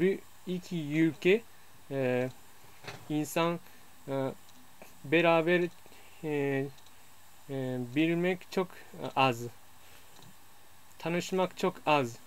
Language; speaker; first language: Turkish; non-native, learner; Japanese